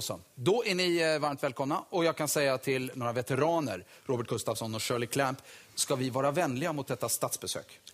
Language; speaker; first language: Swedish; native; Swedish